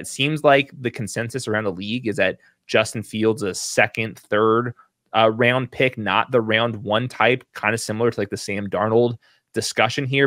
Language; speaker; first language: English; native; English